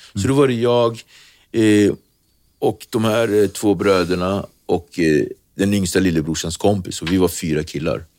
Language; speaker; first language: Swedish; early bilingual, other home language; Kabuverdianu